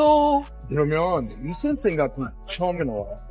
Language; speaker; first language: Korean; non-native, learner; Hindi